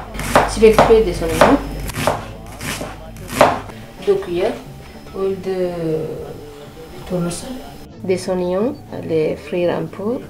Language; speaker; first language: French; non-native, learner; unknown